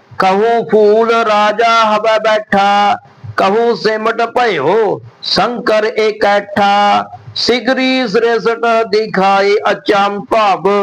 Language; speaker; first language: Hindi; non-native, local second language; Punjabi